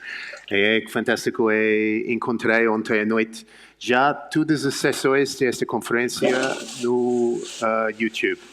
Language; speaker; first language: Portuguese; non-native, learner; English